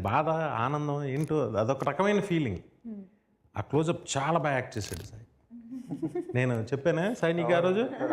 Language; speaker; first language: Telugu; native; Telugu